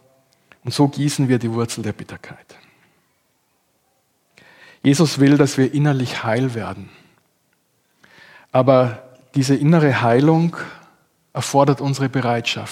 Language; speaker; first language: German; native; German